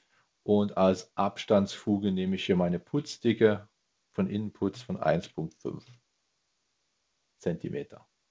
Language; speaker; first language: German; native; German